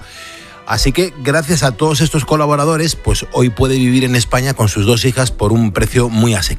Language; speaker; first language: Spanish; native; Spanish